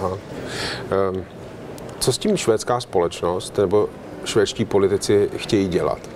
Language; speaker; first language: Czech; native; Czech